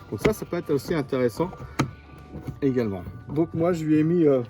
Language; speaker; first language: French; native; French